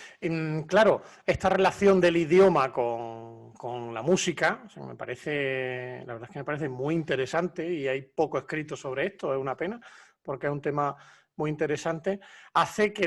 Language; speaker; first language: Spanish; native; Spanish